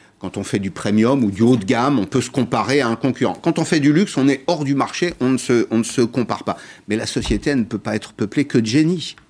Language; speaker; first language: French; native; French